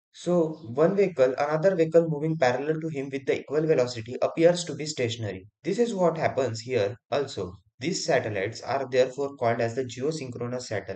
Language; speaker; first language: English; non-native, local second language; Hindi